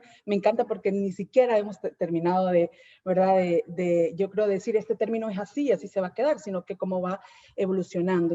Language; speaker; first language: Spanish; native; Spanish